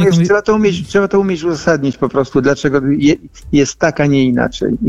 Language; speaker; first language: Polish; native; Polish